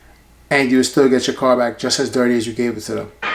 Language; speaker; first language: English; native; English